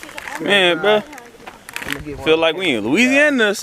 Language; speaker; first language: English; native; English